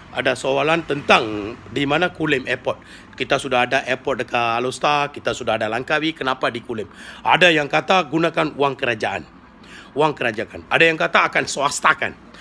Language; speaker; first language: Malay; non-native, local second language; Tamil